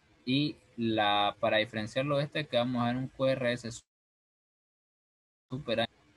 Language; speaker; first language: Spanish; native; Spanish